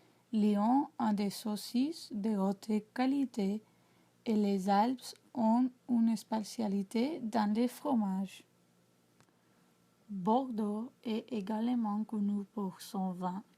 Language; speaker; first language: French; non-native, learner; English